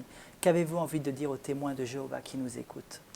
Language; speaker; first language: French; native; French